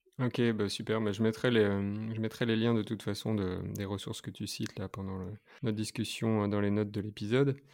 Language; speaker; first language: French; native; French